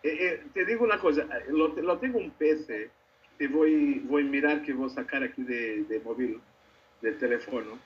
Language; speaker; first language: Spanish; non-native, learner; Portuguese